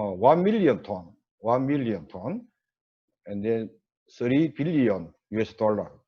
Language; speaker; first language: English; non-native, learner; Korean